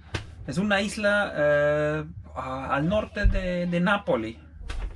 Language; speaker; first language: Spanish; non-native, fluent; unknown